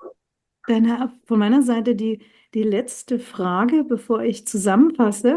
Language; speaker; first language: German; native; German